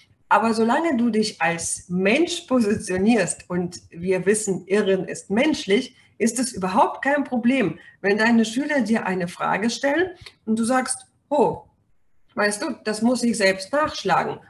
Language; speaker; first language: German; non-native, fluent; Russian